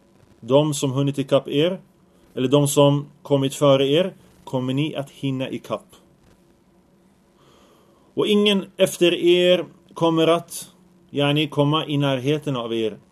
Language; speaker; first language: Swedish; early bilingual, other home language; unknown